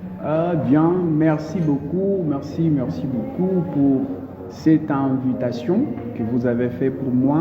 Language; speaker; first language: French; non-native, learner; Portuguese